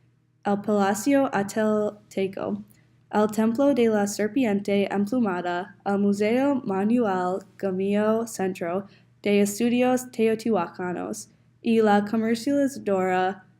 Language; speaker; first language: Spanish; non-native, learner; English